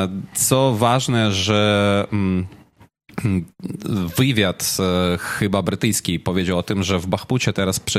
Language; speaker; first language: Polish; non-native, fluent; Ukrainian